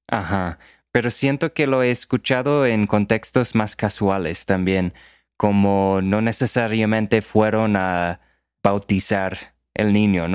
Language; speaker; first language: Spanish; non-native, fluent; English